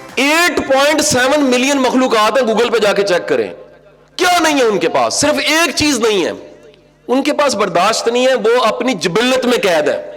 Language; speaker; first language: Urdu; non-native, local second language; Punjabi